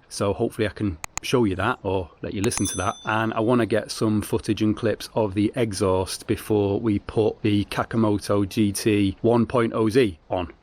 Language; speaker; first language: English; native; English